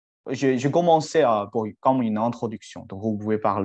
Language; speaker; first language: French; non-native, fluent; Chinese